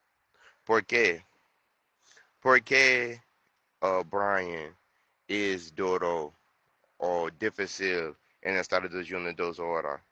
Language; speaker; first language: Spanish; non-native, learner; English